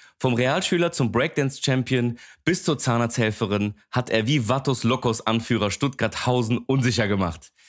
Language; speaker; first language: German; early bilingual, other home language; Greek